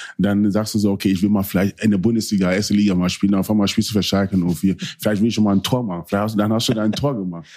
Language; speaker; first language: German; early bilingual, other home language; Akan